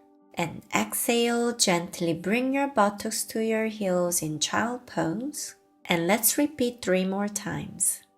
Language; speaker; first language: English; non-native, fluent; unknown